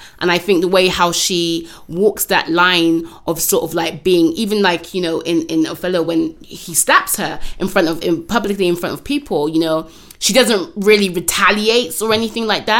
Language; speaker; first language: English; native; English